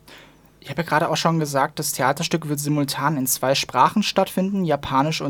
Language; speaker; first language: German; native; German